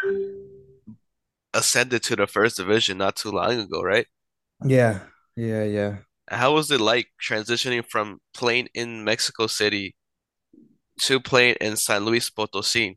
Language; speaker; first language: English; native; English